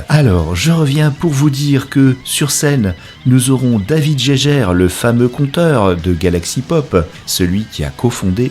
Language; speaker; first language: French; native; French